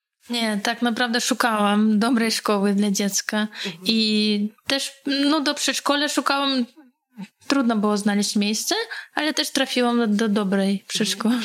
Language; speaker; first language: Polish; non-native, fluent; Russian